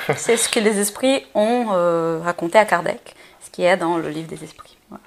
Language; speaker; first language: French; non-native, fluent; Portuguese